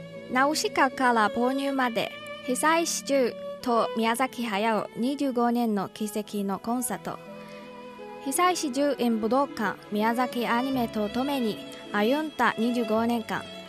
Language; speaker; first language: Japanese; non-native, learner; Chinese